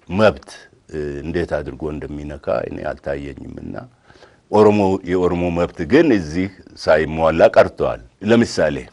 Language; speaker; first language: Amharic; non-native, local second language; Oromo